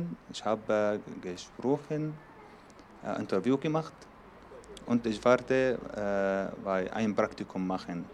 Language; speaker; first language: German; non-native, learner; Arabic